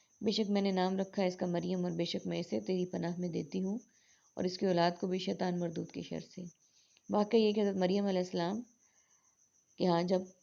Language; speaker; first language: Urdu; native; Urdu